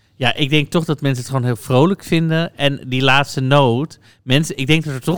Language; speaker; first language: Dutch; native; Dutch